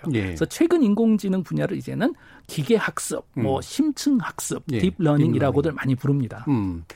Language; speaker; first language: Korean; native; Korean